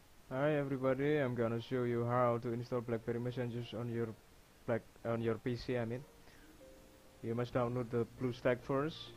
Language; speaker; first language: English; non-native, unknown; Indonesian